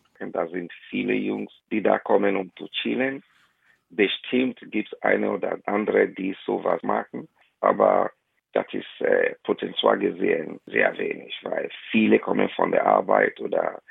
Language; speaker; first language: German; non-native, fluent; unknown